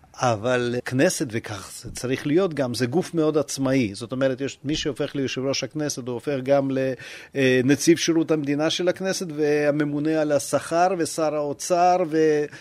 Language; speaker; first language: Hebrew; non-native, fluent; Russian